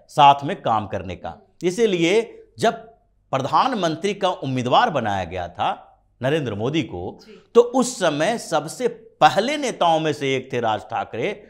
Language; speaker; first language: Hindi; native; Hindi